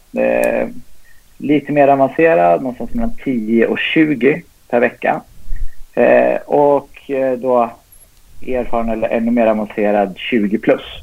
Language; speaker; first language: Swedish; native; Swedish